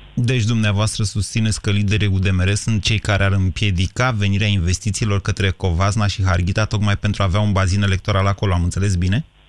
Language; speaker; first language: Romanian; native; Romanian